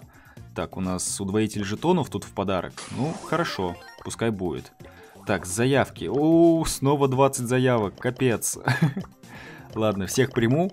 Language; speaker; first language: Russian; native; Russian